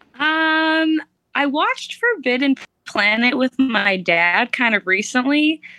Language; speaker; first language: English; early bilingual, other home language; Romanian